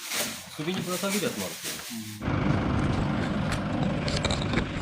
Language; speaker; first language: Japanese; native; Japanese